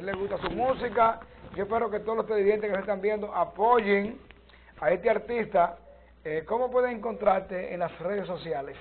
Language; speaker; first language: Spanish; native; Spanish